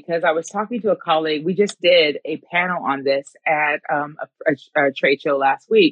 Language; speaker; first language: English; native; English